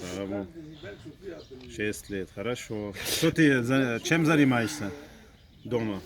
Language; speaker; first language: Russian; non-native, fluent; Arabic